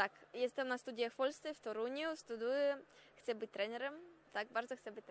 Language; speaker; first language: Polish; non-native, fluent; Russian